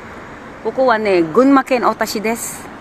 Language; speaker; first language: Japanese; non-native, learner; Filipino